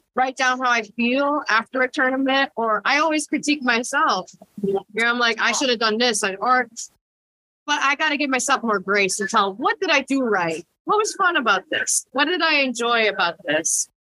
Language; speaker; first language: English; early bilingual, other home language; Spanish